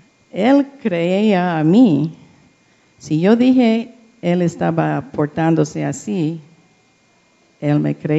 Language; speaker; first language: Spanish; non-native, learner; English